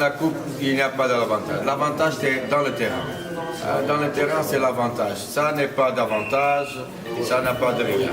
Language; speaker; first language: French; non-native, fluent; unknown